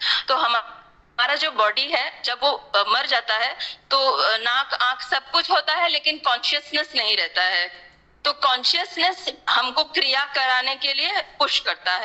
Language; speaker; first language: Hindi; native; Hindi